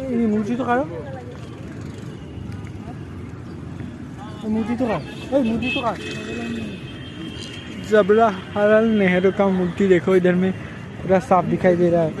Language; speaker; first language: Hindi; non-native, local second language; Assamese